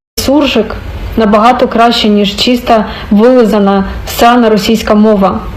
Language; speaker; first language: Ukrainian; non-native, local second language; Russian